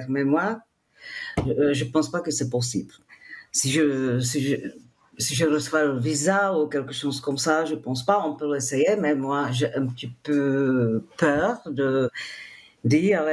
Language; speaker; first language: French; non-native, fluent; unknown